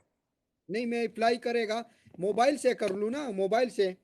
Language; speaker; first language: Hindi; non-native, local second language; Pashto